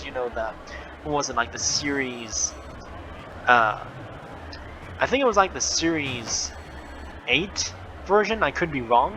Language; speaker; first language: English; native; English